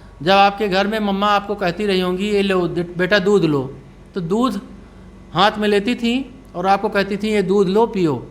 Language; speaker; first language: Hindi; native; Hindi